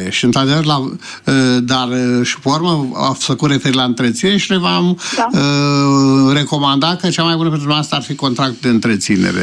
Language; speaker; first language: Romanian; native; Romanian